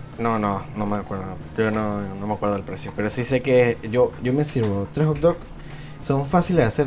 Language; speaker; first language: Spanish; native; Spanish